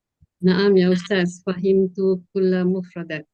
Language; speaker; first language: Arabic; non-native, learner; Malay